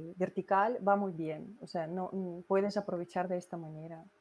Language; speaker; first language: Spanish; non-native, fluent; Russian